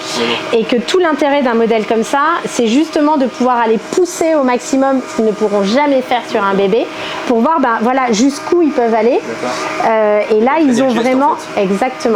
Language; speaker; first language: French; native; French